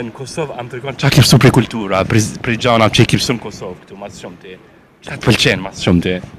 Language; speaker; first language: Albanian; native; Albanian